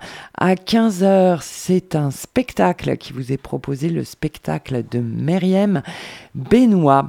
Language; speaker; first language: French; native; French